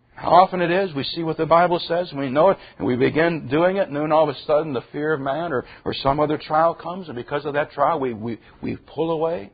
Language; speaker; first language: English; native; English